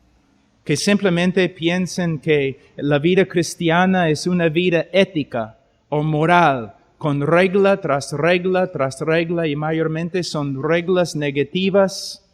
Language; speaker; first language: Spanish; non-native, fluent; English